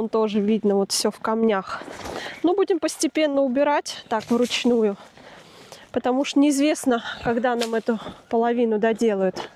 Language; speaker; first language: Russian; native; Russian